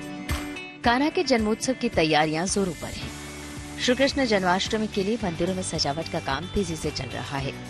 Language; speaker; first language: Hindi; native; Hindi